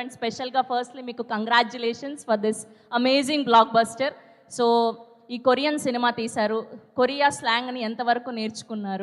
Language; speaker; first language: Telugu; native; Telugu